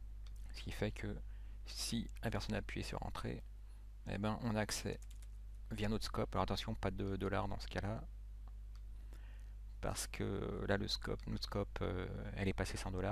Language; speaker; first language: French; native; French